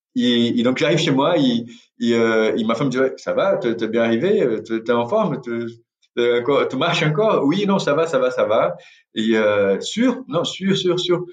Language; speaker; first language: French; non-native, fluent; Portuguese